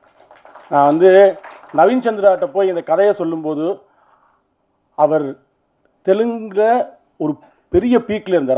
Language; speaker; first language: Tamil; native; Tamil